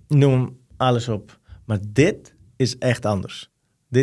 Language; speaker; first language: Dutch; non-native, fluent; Greek